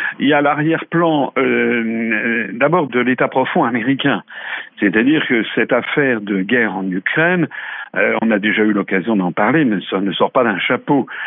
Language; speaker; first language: French; native; French